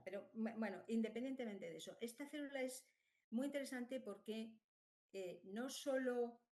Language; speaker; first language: Spanish; native; Spanish